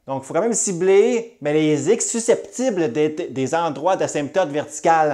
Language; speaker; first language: French; native; French